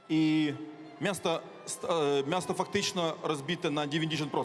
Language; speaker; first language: Polish; non-native, learner; Ukrainian